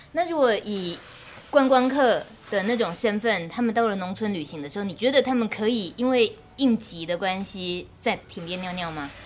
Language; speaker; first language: Chinese; native; Chinese